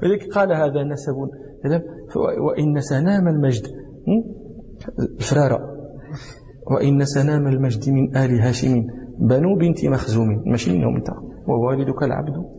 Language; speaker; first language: Arabic; native; Arabic